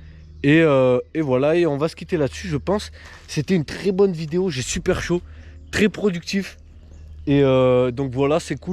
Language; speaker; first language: French; native; French